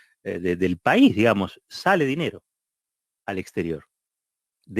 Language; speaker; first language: Spanish; native; Spanish